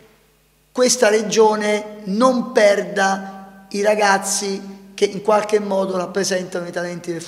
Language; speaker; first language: Italian; native; Italian